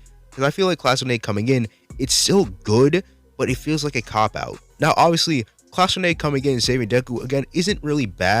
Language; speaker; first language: English; native; English